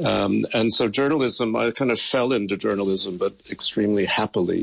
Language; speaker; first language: English; native; English